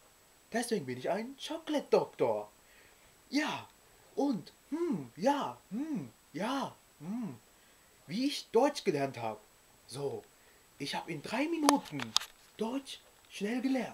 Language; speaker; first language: German; early bilingual, other home language; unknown